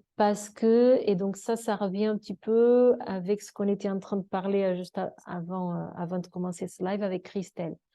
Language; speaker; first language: French; non-native, fluent; Portuguese